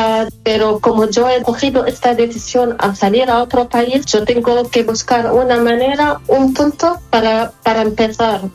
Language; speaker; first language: Spanish; non-native, fluent; Arabic